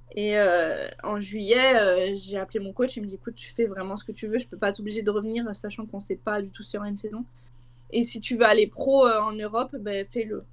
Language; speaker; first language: French; native; French